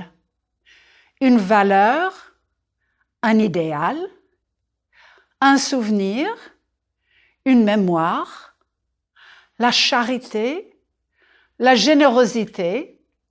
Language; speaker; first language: French; non-native, fluent; English